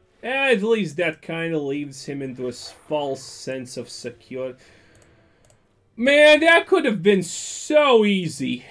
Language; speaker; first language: English; non-native, fluent; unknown